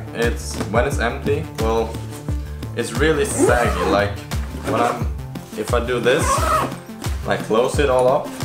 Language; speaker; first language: English; non-native, fluent; Swedish